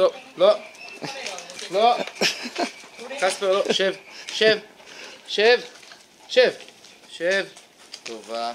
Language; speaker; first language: Japanese; non-native, learner; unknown